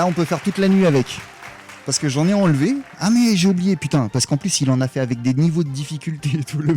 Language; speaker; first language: French; native; French